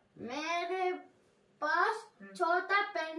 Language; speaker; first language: Hindi; non-native, learner; Tamil